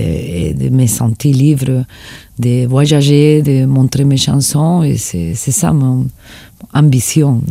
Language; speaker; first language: French; non-native, fluent; Spanish